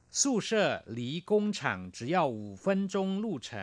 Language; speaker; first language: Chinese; non-native, fluent; Thai